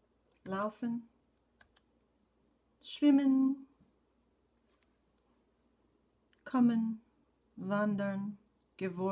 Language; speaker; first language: German; non-native, fluent; English